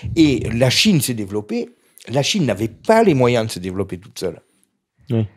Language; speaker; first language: French; native; French